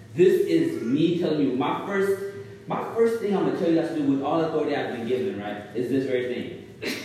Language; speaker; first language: English; early bilingual, other home language; Shona